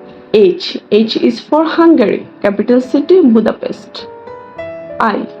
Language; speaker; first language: English; non-native, learner; Bangla